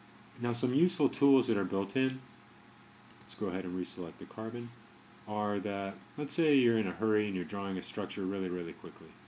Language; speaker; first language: English; native; English